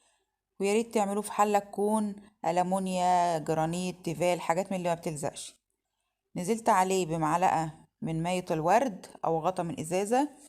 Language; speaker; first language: Arabic; native; Arabic